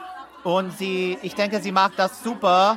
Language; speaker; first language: German; non-native, learner; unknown